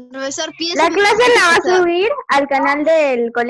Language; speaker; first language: Spanish; native; Spanish